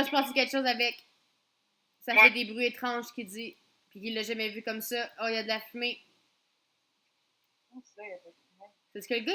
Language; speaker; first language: French; native; French